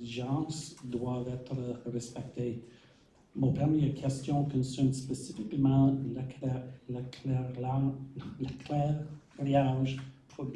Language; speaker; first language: French; non-native, learner; English